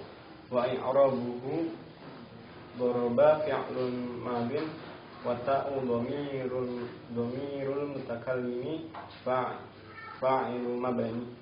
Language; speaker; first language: Arabic; non-native, learner; Indonesian